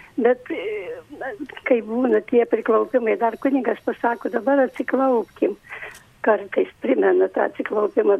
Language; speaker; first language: Lithuanian; native; Lithuanian